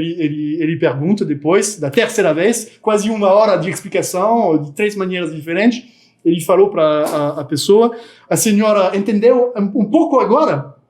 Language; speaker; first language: Portuguese; non-native, fluent; French